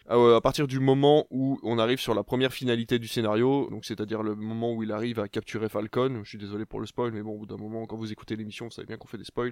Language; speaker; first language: French; native; French